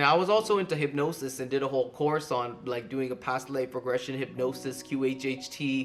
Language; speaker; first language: English; native; English